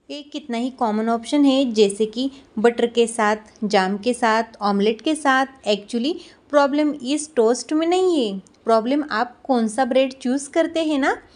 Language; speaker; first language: Hindi; non-native, local second language; Marathi